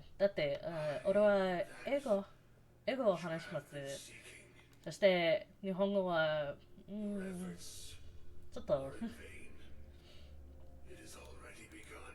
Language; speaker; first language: Japanese; non-native, learner; English